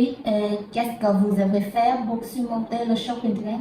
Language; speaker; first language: French; non-native, fluent; Vietnamese